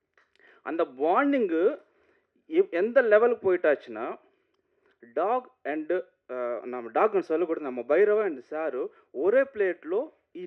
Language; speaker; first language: Tamil; non-native, learner; Telugu